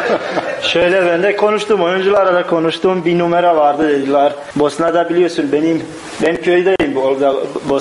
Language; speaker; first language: Turkish; non-native, learner; Bosnian